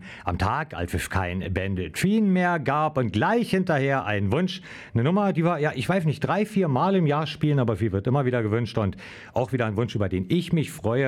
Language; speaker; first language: German; native; German